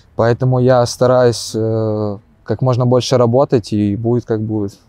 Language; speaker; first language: Russian; native; Russian